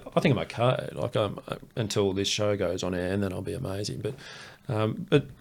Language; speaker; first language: English; native; English